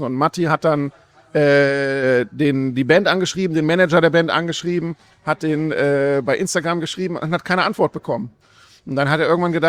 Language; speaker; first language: German; native; German